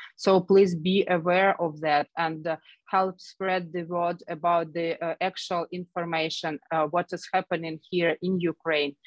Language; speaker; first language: English; non-native, fluent; Ukrainian